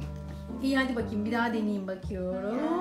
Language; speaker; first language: Turkish; native; Turkish